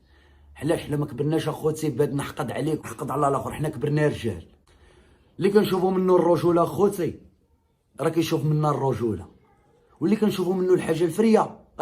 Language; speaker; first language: Arabic; native; Arabic